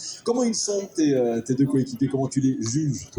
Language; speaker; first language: French; native; French